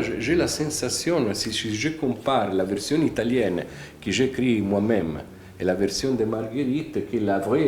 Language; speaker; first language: French; non-native, fluent; Italian